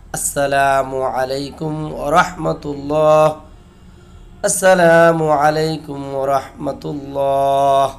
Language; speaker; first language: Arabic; non-native, learner; Bangla